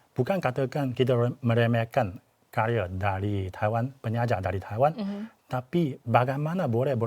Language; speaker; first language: Malay; non-native, fluent; Chinese